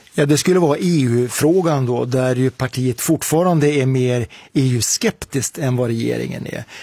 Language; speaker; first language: Swedish; native; Swedish